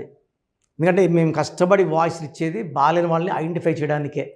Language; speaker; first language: Telugu; native; Telugu